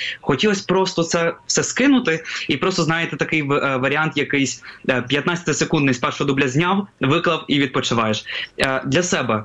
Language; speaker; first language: Ukrainian; non-native, local second language; Russian